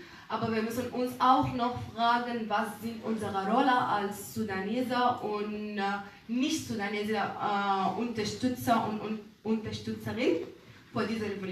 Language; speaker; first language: German; non-native, learner; Arabic